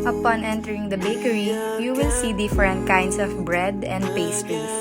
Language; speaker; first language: English; non-native, local second language; Filipino